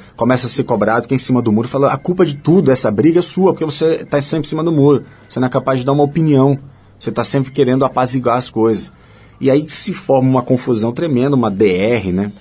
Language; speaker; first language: Portuguese; native; Portuguese